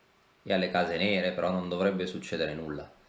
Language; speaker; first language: Italian; native; Italian